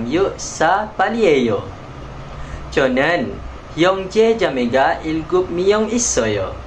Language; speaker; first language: Korean; non-native, learner; Malay